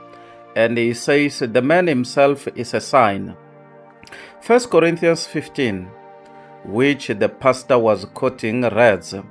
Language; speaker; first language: English; non-native, local second language; Tsonga